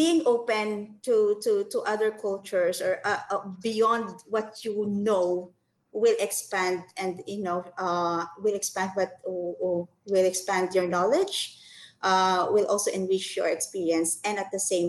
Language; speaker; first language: English; non-native, local second language; Filipino